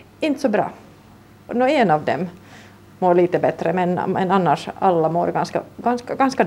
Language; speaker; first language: Swedish; non-native, local second language; Finnish